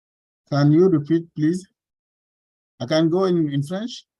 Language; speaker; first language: English; non-native, fluent; French